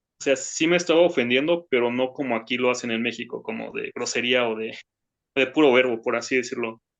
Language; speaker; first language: Spanish; native; Spanish